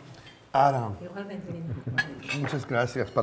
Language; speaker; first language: Spanish; non-native, learner; English